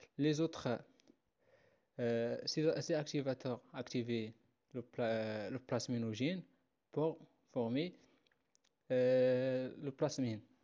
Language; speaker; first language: French; non-native, local second language; Arabic